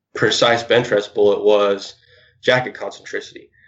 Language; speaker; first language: English; native; English